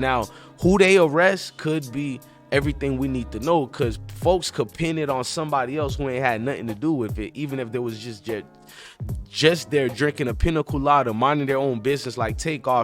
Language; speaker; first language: English; native; English